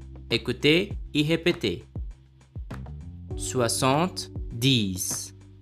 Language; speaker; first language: French; non-native, fluent; Portuguese